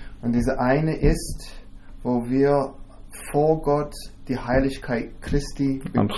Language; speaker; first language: German; non-native, fluent; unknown